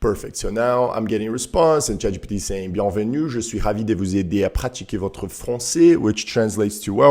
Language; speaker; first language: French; non-native, learner; Portuguese